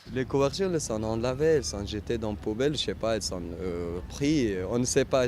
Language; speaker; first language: French; non-native, learner; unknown